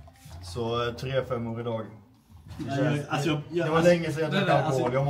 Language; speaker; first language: Swedish; native; Swedish